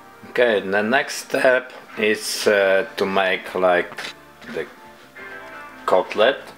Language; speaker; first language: English; non-native, learner; Polish